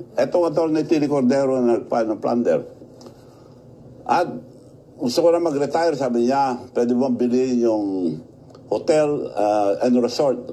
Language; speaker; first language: Filipino; non-native, local second language; Iloko